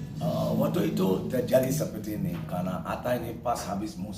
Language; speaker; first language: Indonesian; non-native, fluent; English